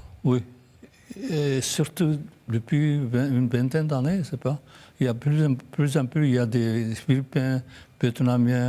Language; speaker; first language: French; non-native, fluent; Japanese